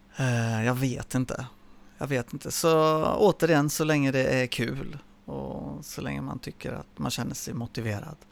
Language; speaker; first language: Swedish; early bilingual, other home language; Spanish